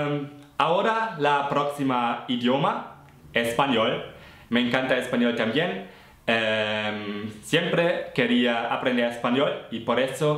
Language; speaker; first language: Spanish; non-native, fluent; German